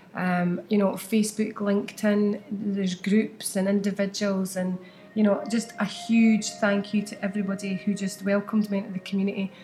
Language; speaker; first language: English; native; English